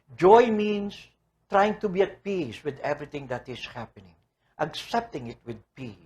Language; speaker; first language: English; non-native, local second language; Filipino